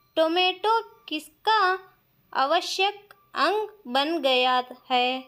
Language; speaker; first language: Hindi; non-native, local second language; Kannada